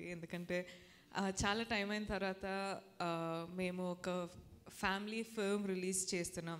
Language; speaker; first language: Telugu; non-native, fluent; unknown